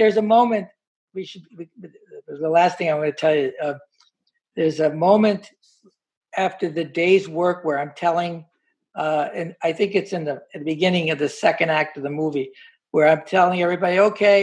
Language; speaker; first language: English; native; English